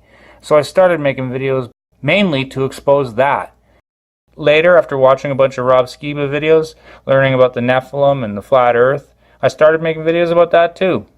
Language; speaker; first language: English; native; English